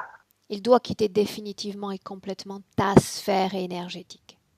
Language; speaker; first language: French; native; French